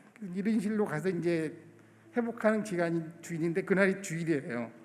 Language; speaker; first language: Korean; native; Korean